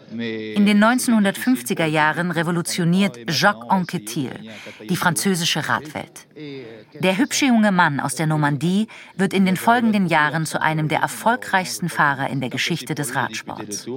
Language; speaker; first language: German; native; German